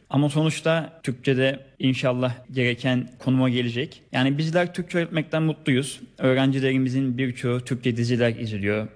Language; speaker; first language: Turkish; native; Turkish